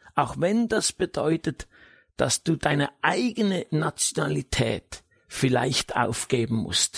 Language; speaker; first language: German; native; German